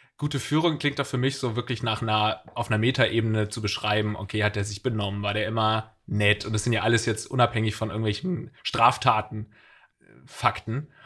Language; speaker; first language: German; native; German